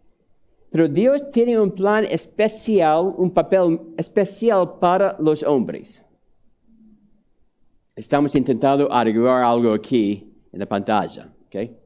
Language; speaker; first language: Spanish; non-native, fluent; English